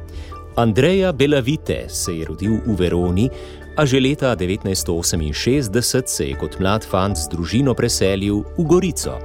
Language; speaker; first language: Slovenian; native; Slovenian